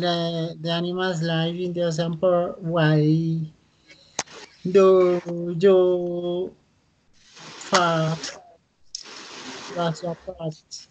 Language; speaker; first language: English; non-native, learner; Spanish